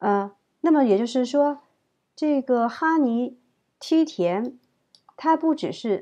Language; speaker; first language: Chinese; native; Chinese